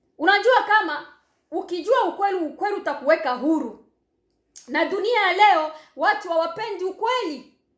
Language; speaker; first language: Swahili; native; Swahili